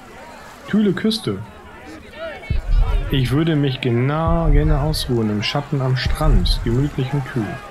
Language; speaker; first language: German; native; German